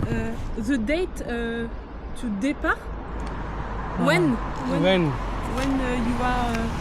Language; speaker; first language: English; non-native, learner; French